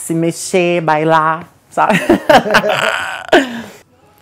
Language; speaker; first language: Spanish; non-native, learner; Portuguese